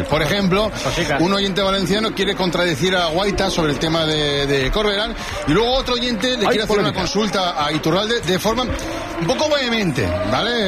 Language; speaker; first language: Spanish; native; Spanish